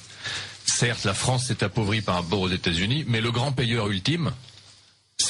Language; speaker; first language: French; native; French